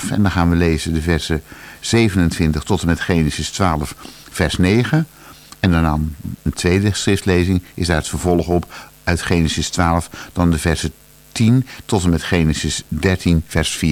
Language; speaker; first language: Dutch; native; Dutch